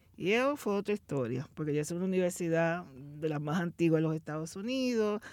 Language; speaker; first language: Spanish; native; Spanish